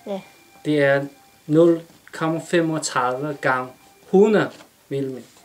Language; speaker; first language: Danish; non-native, learner; Chinese